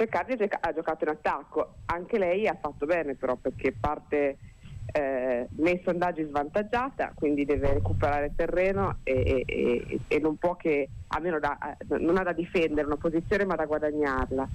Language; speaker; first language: Italian; native; Italian